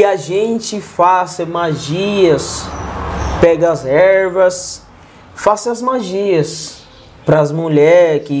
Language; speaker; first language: Portuguese; non-native, learner; Yoruba